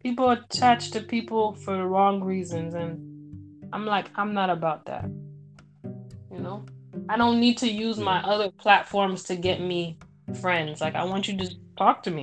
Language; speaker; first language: English; native; English